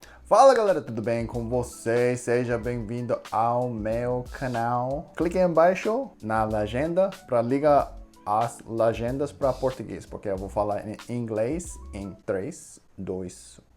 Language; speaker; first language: Portuguese; non-native, learner; English